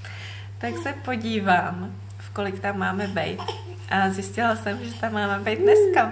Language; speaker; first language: Czech; native; Czech